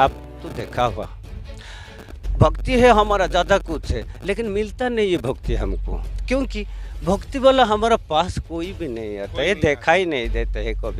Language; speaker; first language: Hindi; non-native, local second language; Odia